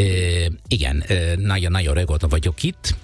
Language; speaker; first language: Hungarian; non-native, fluent; Italian